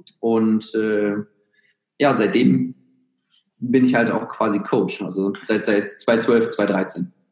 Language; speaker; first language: German; native; German